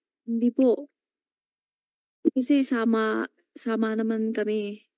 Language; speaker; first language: Filipino; non-native, learner; Chinese